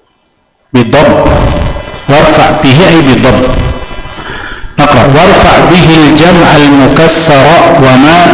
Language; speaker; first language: Arabic; non-native, fluent; Indonesian